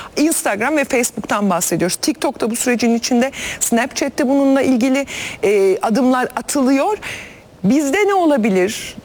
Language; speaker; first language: Turkish; native; Turkish